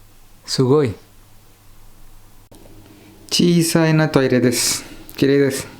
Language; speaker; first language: Japanese; non-native, learner; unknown